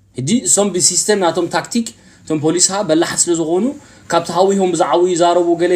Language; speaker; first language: Tigrinya; early bilingual, heritage; Tigrinya